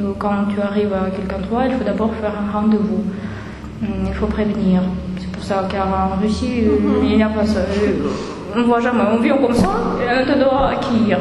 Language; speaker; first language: French; non-native, fluent; Russian